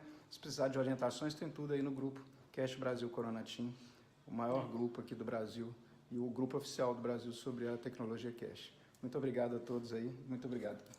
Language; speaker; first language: Portuguese; native; Portuguese